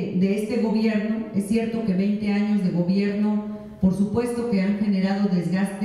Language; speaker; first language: Spanish; native; Spanish